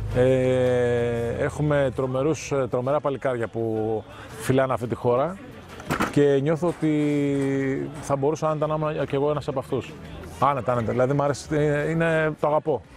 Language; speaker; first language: Greek; native; Greek